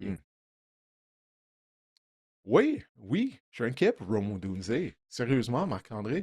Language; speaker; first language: French; native; French